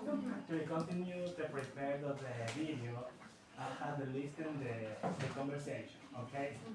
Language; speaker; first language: English; non-native, learner; Spanish